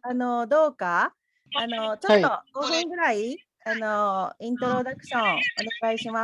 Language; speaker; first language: Japanese; non-native, fluent; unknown